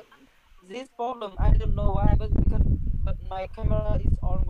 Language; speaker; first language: English; non-native, learner; Vietnamese